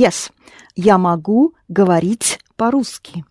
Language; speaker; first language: Russian; non-native, fluent; English